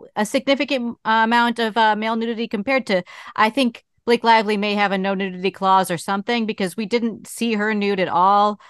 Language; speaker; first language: English; native; English